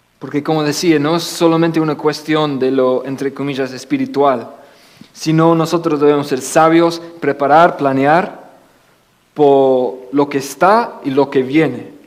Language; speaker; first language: Spanish; non-native, fluent; English